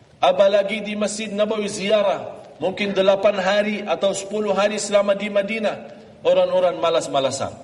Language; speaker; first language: Malay; non-native, fluent; Arabic